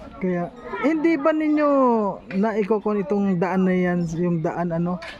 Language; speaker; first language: Filipino; non-native, local second language; Cebuano